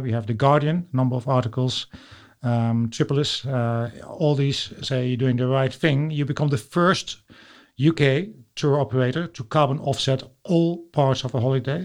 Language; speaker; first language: English; non-native, fluent; Dutch